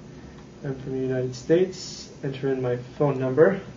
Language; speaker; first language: English; native; English